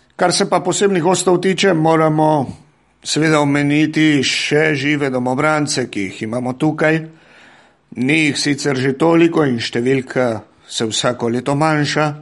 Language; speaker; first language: Slovenian; early bilingual, heritage; Slovenian